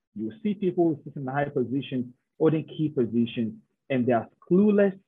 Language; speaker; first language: English; non-native, local second language; Yoruba